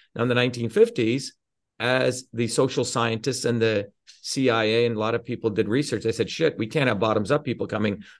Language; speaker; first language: English; early bilingual, other home language; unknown